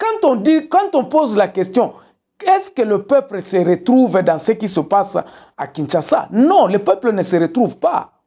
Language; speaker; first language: French; non-native, local second language; Lingala